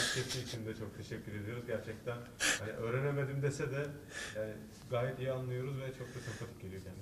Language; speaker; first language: Turkish; native; Turkish